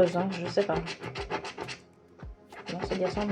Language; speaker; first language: French; native; French